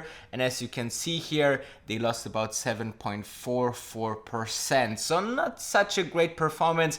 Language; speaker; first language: English; non-native, fluent; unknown